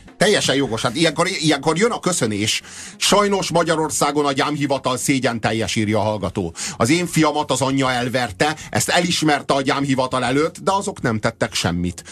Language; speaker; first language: Hungarian; native; Hungarian